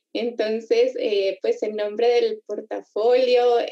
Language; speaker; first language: Spanish; native; Spanish